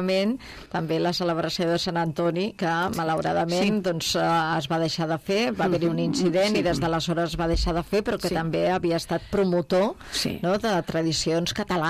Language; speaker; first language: Catalan; native; Catalan